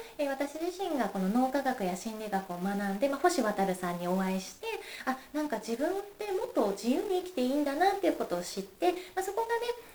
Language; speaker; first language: Japanese; native; Japanese